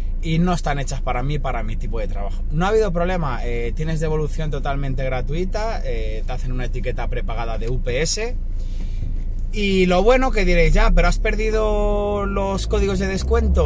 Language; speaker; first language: Spanish; native; Spanish